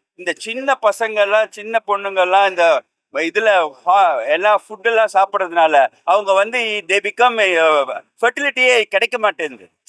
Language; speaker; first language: Tamil; native; Tamil